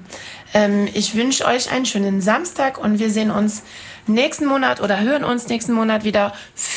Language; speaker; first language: German; non-native, fluent; French